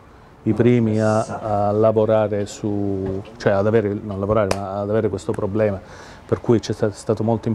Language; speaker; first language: Italian; native; Italian